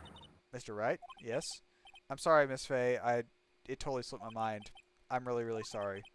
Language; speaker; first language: English; native; English